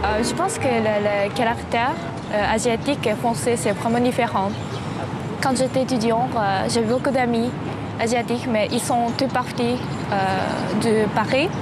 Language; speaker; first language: French; non-native, learner; Japanese